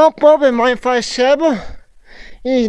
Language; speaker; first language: English; non-native, learner; Croatian